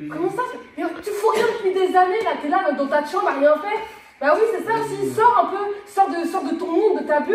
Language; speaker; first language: French; native; French